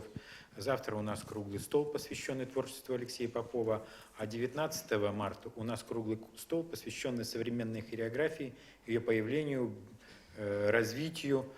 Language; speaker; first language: Russian; native; Russian